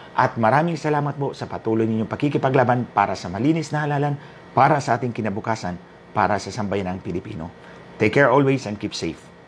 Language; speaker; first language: Filipino; non-native, local second language; Waray